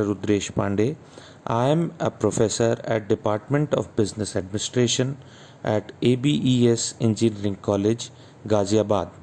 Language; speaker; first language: English; non-native, local second language; Hindi